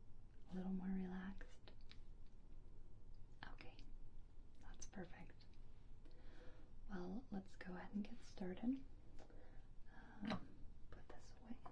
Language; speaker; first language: English; native; English